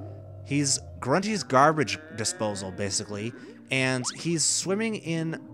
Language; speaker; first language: English; native; English